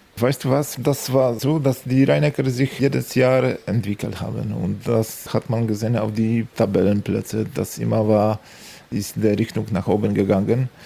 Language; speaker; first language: German; non-native, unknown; Polish